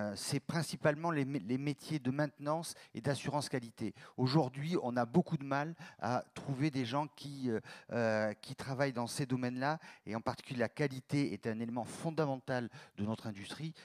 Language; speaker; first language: French; native; French